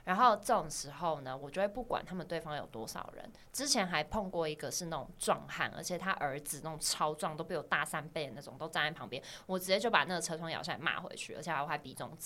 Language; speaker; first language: Chinese; native; Chinese